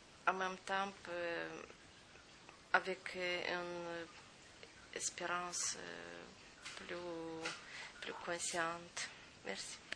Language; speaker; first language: French; non-native, fluent; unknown